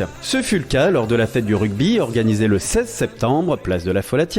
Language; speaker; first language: French; native; French